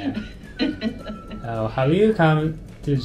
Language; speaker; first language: English; non-native, learner; Japanese